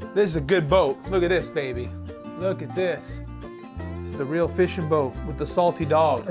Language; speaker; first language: English; native; English